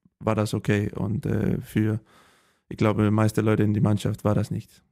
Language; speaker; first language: German; non-native, learner; Danish